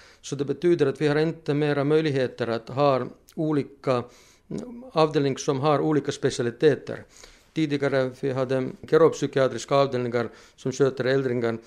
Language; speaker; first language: Swedish; non-native, fluent; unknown